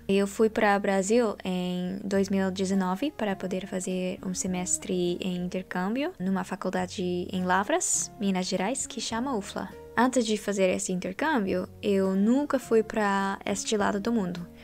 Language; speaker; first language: Portuguese; non-native, learner; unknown